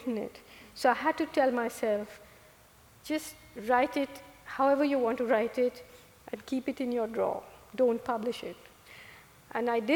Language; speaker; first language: English; non-native, local second language; Malayalam